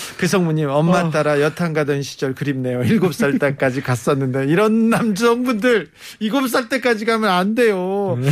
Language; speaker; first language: Korean; native; Korean